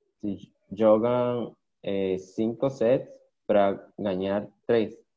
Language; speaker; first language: Portuguese; non-native, learner; Spanish